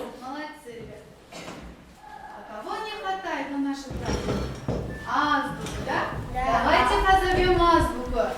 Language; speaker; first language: Russian; non-native, local second language; Kyrgyz